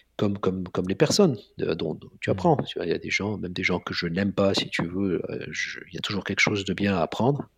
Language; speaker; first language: French; non-native, local second language; Arabic